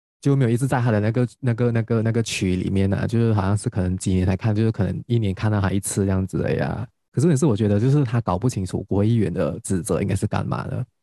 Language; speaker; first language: Chinese; native; Chinese